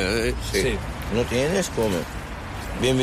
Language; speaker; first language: Spanish; non-native, learner; Arabic